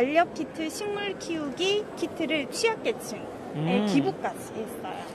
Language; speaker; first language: Korean; native; Korean